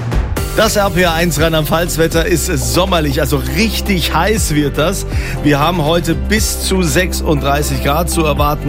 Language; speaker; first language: German; native; German